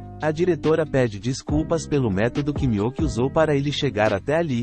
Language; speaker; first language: Portuguese; native; Portuguese